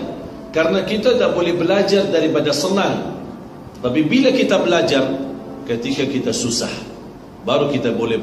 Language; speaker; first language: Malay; non-native, fluent; Arabic